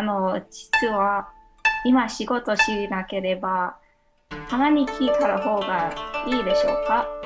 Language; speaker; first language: Japanese; non-native, learner; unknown